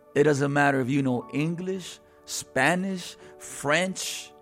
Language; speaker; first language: English; early bilingual, other home language; Spanish